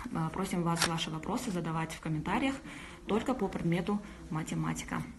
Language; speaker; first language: Russian; non-native, local second language; Kazakh